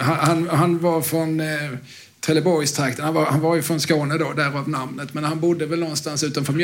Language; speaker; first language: Swedish; native; Swedish